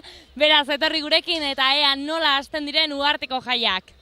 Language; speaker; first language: Basque; native; Basque